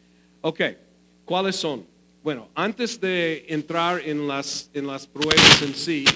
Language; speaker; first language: Spanish; non-native, fluent; English